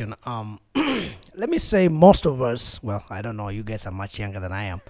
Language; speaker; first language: English; non-native, local second language; Kamba